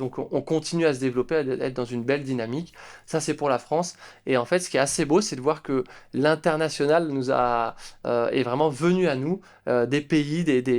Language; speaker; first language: French; native; French